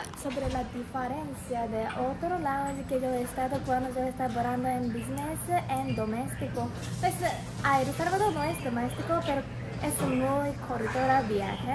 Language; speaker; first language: Spanish; non-native, fluent; Japanese